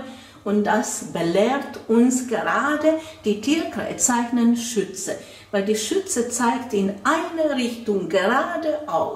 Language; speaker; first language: German; non-native, fluent; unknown